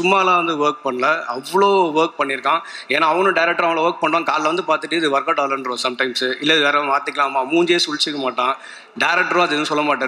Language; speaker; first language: Tamil; native; Tamil